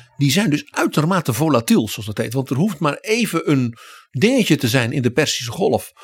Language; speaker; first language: Dutch; native; Dutch